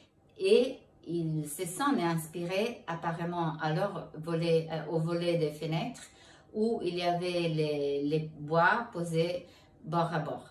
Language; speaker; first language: French; non-native, fluent; Italian